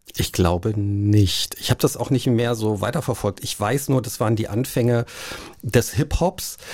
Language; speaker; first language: German; native; German